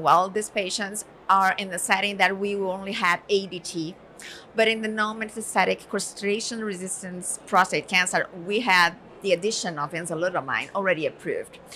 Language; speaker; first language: English; non-native, fluent; Portuguese